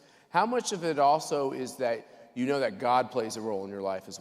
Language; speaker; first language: English; native; English